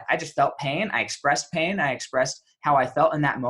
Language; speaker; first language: English; native; English